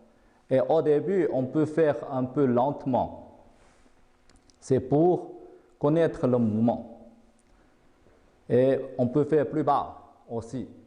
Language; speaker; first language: French; non-native, fluent; Chinese